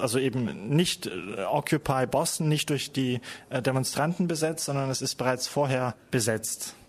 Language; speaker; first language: German; native; German